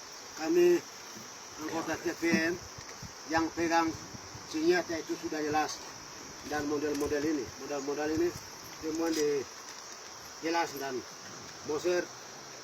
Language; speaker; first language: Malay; non-native, local second language; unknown